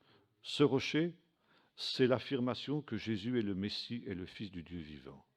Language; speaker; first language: French; native; French